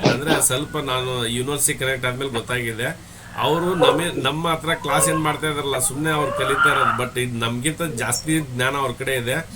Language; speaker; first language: Kannada; native; Kannada